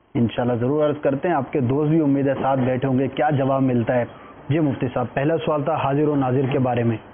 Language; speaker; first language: Urdu; native; Urdu